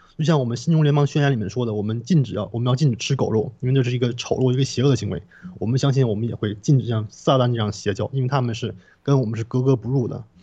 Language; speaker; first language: Chinese; non-native, local second language; Korean